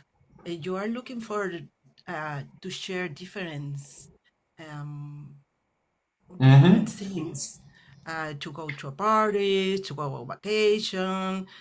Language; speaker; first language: English; non-native, learner; Spanish